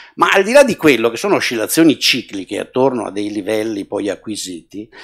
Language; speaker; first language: Italian; non-native, local second language; Venetian